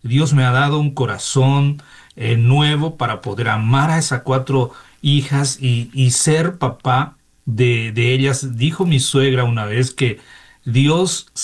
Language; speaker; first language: Spanish; native; Spanish